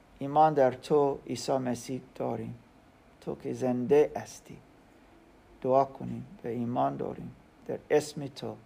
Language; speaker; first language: Persian; non-native, learner; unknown